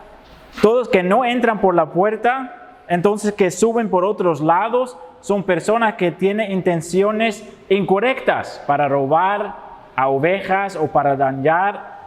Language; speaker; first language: Spanish; non-native, fluent; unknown